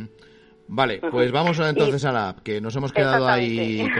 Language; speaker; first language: Spanish; native; Spanish